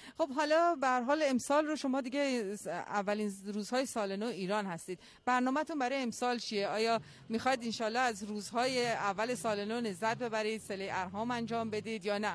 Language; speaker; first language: Persian; native; Persian